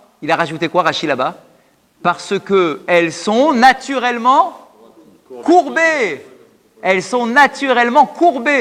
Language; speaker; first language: French; native; French